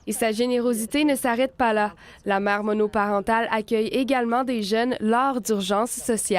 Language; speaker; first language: French; native; French